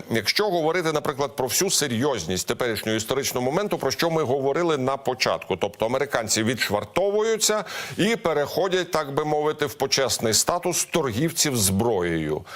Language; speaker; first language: Ukrainian; native; Ukrainian